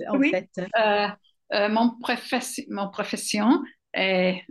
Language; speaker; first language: French; non-native, fluent; English